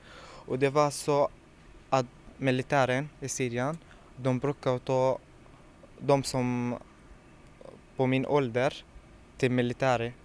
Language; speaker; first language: Swedish; non-native, learner; Arabic